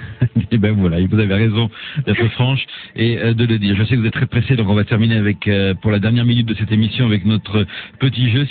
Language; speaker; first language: French; native; French